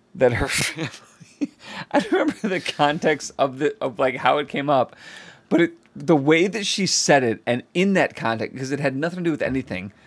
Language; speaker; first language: English; native; English